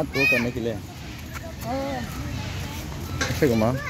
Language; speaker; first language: Hindi; non-native, local second language; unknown